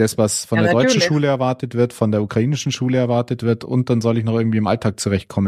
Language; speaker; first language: German; native; German